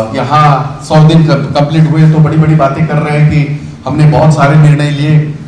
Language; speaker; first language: Hindi; non-native, local second language; Marathi